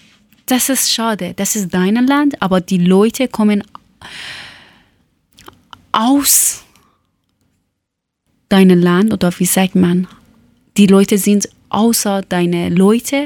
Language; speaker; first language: German; non-native, learner; Persian